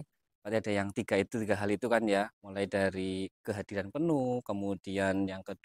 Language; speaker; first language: Indonesian; native; Indonesian